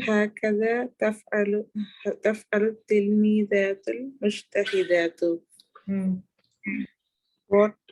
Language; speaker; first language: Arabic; non-native, learner; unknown